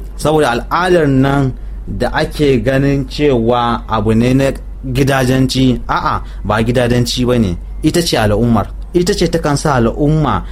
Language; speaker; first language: Hausa; native; Hausa